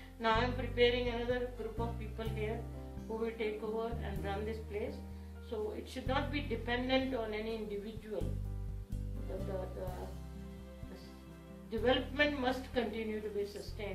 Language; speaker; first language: English; non-native, local second language; Hindi